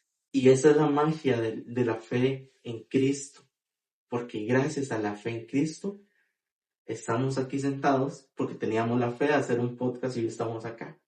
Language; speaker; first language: Spanish; native; Spanish